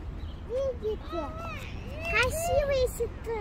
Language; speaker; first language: Russian; early bilingual, other home language; Tajik